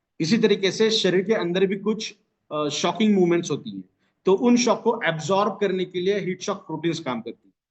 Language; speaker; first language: Hindi; non-native, local second language; Marathi